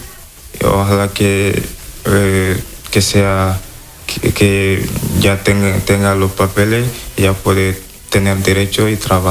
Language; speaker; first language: Spanish; non-native, learner; Wolof